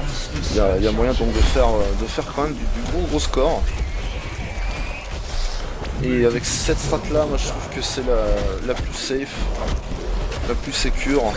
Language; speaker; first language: French; native; French